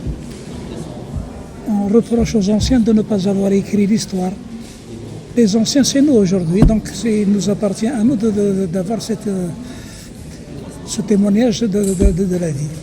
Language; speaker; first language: French; non-native, local second language; Arabic